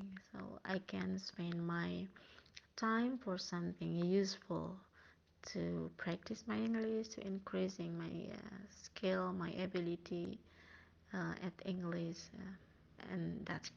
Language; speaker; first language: English; non-native, learner; Indonesian